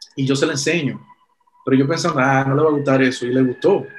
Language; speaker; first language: Spanish; early bilingual, heritage; Spanish